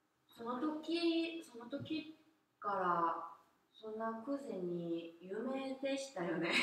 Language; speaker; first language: Japanese; non-native, learner; Korean